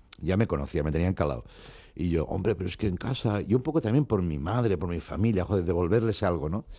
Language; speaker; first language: Spanish; non-native, local second language; Catalan